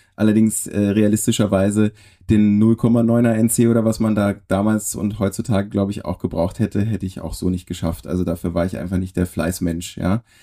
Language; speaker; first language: German; native; German